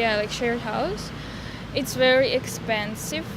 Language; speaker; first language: English; non-native, fluent; Russian